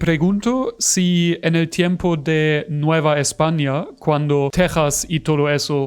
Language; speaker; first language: Spanish; non-native, fluent; German